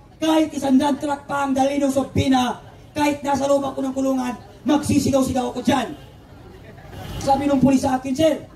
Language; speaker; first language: Filipino; non-native, local second language; Cebuano